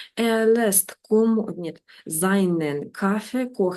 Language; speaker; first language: German; non-native, fluent; Ukrainian